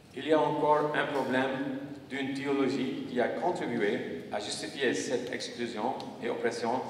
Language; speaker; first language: French; non-native, local second language; Arabic